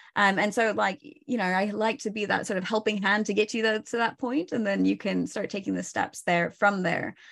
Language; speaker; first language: English; native; English